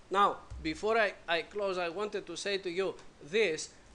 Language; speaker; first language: English; native; English